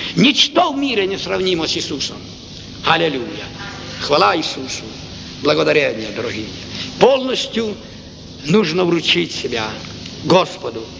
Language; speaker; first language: Russian; non-native, local second language; Ukrainian